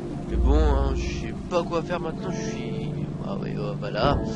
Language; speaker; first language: French; native; French